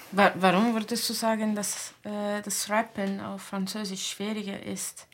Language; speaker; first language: German; non-native, fluent; Italian